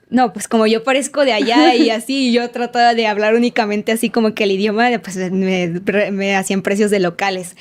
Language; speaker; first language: Spanish; native; Spanish